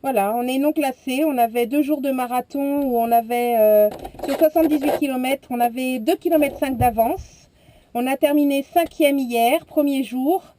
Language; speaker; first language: French; native; French